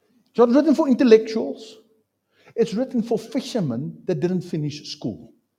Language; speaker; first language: English; non-native, local second language; Afrikaans